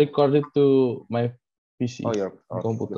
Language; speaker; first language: English; non-native, learner; Indonesian